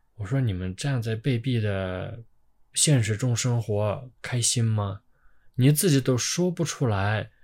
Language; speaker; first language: Chinese; non-native, fluent; Ukrainian